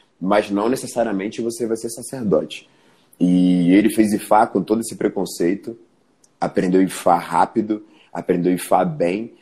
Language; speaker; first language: Portuguese; early bilingual, other home language; Spanish